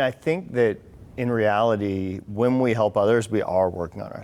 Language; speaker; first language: English; native; English